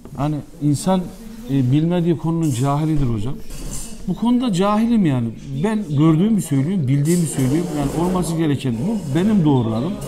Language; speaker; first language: Turkish; native; Turkish